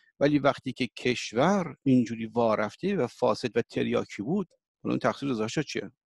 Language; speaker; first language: Persian; early bilingual, heritage; Persian